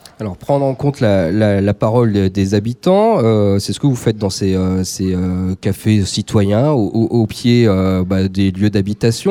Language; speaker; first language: French; native; French